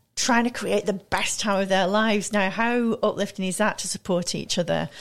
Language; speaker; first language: English; native; English